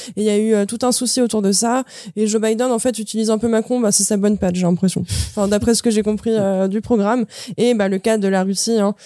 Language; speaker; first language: French; native; French